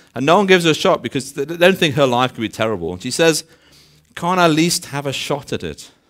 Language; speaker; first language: English; native; English